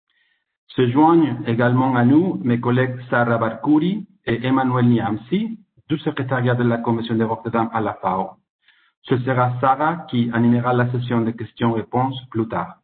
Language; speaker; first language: French; non-native, fluent; Italian